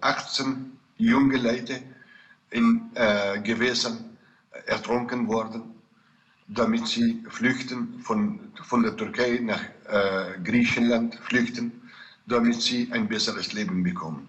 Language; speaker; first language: German; non-native, fluent; Kurdish